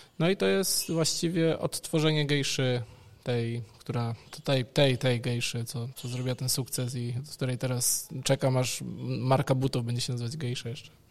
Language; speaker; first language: Polish; native; Polish